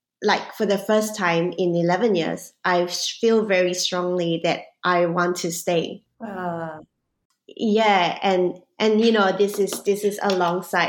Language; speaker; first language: English; native; English